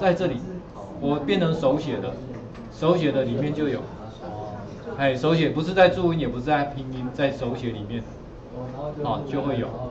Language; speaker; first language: Chinese; native; Chinese